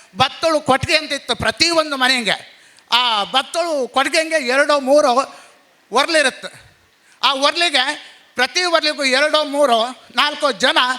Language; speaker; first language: Kannada; native; Kannada